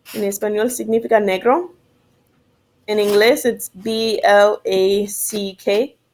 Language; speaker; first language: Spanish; non-native, learner; English